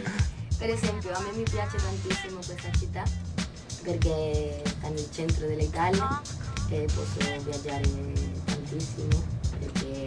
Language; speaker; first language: Italian; non-native, learner; Spanish